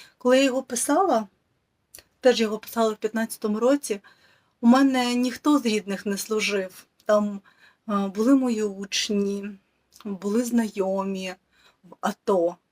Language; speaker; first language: Ukrainian; non-native, local second language; Russian